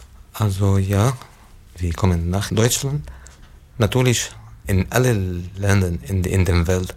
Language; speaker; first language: German; non-native, learner; Arabic